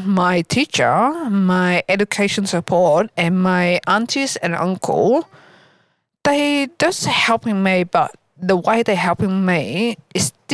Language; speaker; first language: English; non-native, learner; Vietnamese